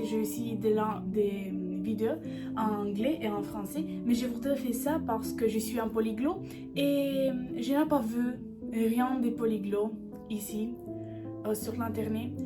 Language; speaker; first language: French; non-native, learner; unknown